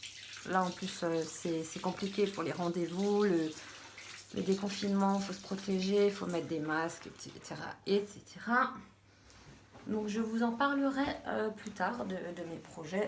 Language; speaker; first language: French; native; French